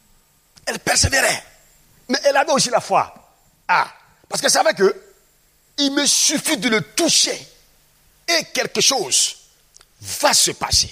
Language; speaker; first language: French; non-native, local second language; Mossi